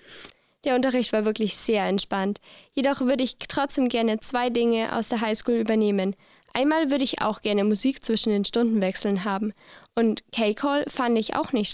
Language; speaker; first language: German; native; German